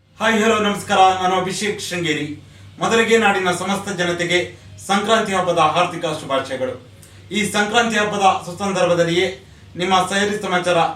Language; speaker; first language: Kannada; native; Kannada